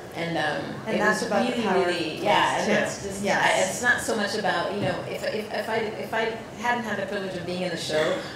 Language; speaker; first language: English; native; English